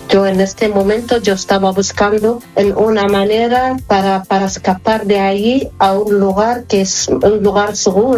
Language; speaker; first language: Spanish; non-native, learner; Arabic